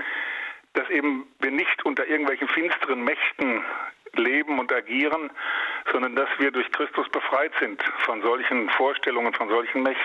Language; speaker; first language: German; native; German